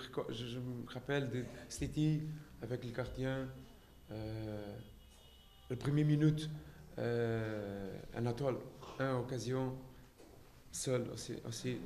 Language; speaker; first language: French; non-native, learner; Portuguese